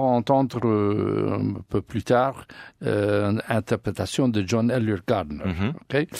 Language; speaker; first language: French; non-native, learner; English